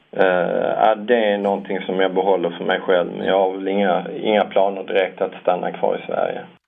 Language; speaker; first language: Swedish; native; Swedish